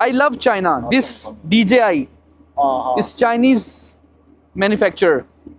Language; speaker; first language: English; non-native, learner; Punjabi